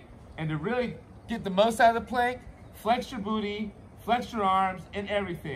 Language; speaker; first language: English; native; English